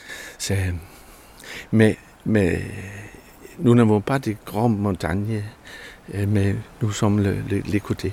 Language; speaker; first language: French; non-native, learner; Danish